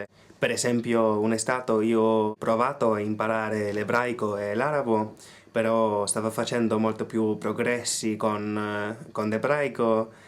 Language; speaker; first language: Italian; non-native, fluent; English